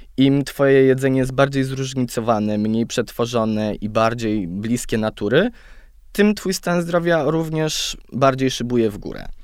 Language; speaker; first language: Polish; native; Polish